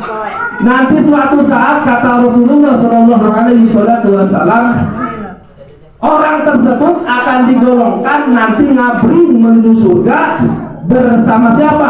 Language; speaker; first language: Indonesian; non-native, local second language; Sundanese